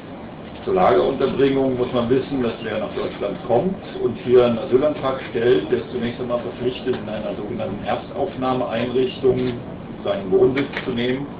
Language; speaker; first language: German; native; German